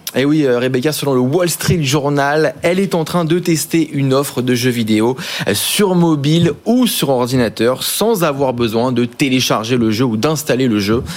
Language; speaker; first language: French; native; French